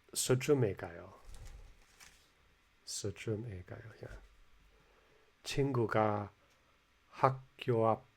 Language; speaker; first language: Korean; non-native, learner; English